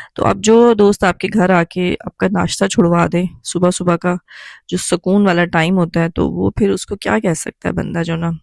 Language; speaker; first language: Urdu; native; Urdu